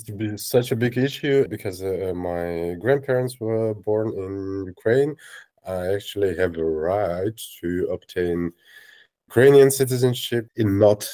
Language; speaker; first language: English; non-native, fluent; Russian